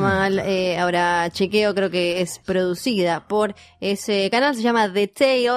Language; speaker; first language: Spanish; native; Spanish